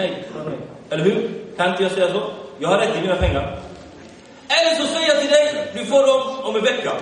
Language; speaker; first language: Swedish; early bilingual, other home language; Arabic